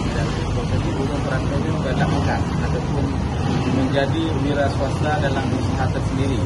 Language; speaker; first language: Indonesian; non-native, local second language; Achinese